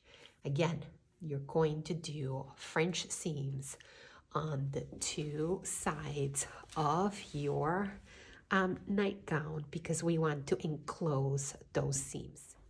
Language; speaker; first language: English; native; English